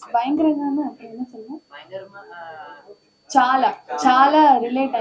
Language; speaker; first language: Telugu; native; Telugu